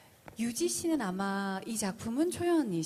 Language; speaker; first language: Korean; native; Korean